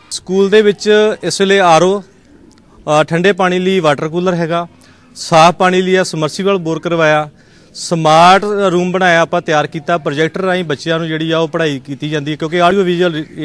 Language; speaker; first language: Punjabi; native; Punjabi